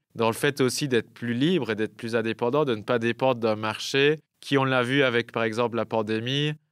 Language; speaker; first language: French; native; French